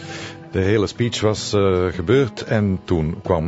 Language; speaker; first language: Dutch; native; Dutch